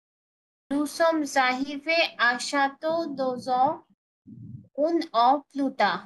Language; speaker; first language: French; non-native, learner; Bangla